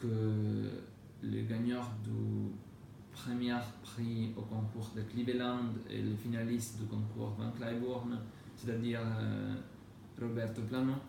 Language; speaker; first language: French; non-native, learner; Italian